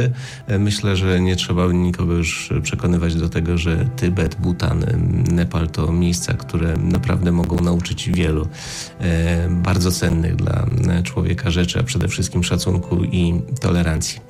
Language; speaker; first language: Polish; native; Polish